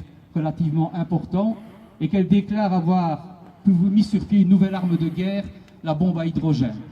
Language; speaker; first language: French; native; French